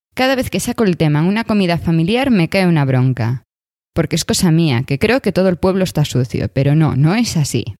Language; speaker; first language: Spanish; native; Spanish